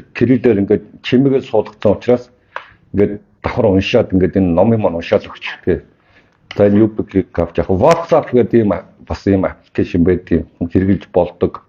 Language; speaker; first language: Mongolian; native; Mongolian